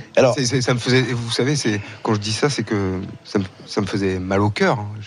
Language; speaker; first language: French; native; French